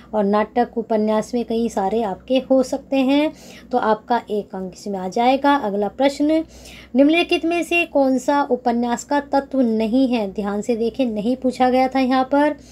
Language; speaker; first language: Hindi; native; Hindi